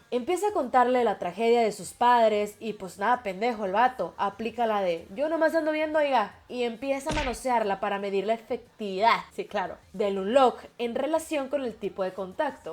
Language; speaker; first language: Spanish; native; Spanish